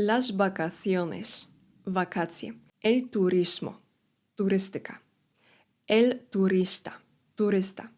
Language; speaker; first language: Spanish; non-native, fluent; Polish